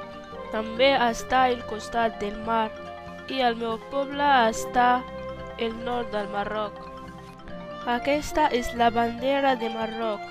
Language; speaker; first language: Catalan; non-native, learner; Berber languages